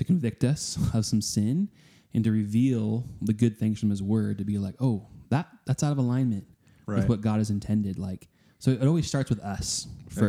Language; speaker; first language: English; native; English